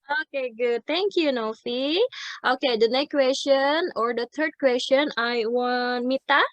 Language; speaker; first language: English; non-native, fluent; Indonesian